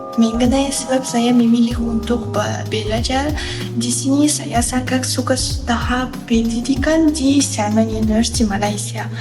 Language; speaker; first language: Malay; non-native, learner; Uzbek